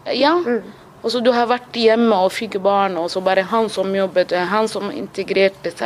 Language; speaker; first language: Norwegian; non-native, fluent; Somali